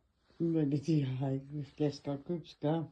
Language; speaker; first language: Danish; non-native, learner; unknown